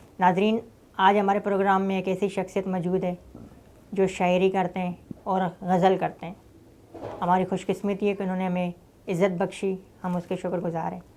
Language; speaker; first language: Urdu; non-native, local second language; Punjabi